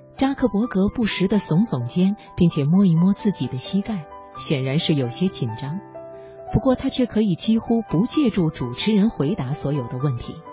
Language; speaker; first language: Chinese; native; Chinese